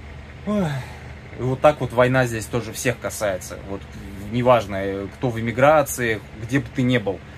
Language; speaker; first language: Russian; native; Russian